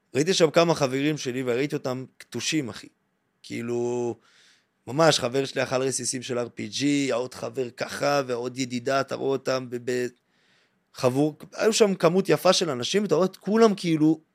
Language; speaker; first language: Hebrew; native; Hebrew